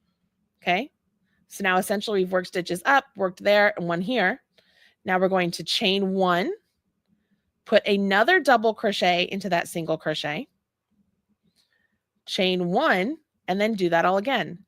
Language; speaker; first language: English; native; English